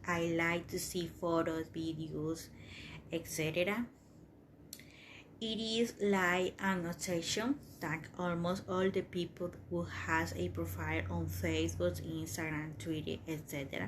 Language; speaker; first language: English; non-native, learner; Spanish